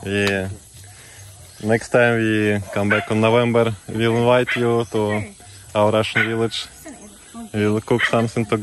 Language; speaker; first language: English; non-native, learner; Russian